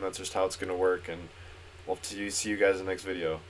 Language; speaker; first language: English; native; English